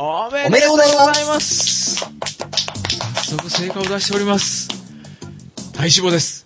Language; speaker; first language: Japanese; native; Japanese